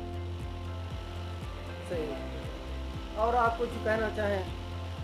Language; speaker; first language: Hindi; native; Hindi